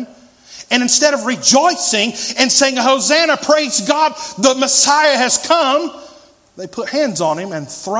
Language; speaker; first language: English; native; English